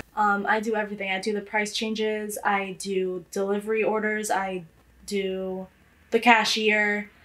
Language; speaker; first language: English; native; English